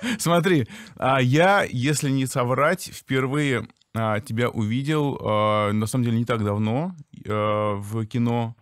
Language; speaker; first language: Russian; native; Russian